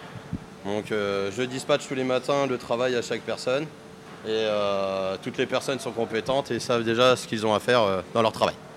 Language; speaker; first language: French; native; French